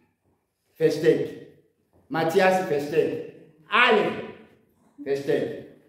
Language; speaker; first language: German; non-native, learner; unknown